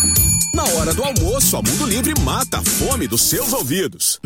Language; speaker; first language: Portuguese; native; Portuguese